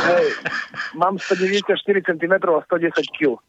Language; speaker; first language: Slovak; non-native, local second language; Rusyn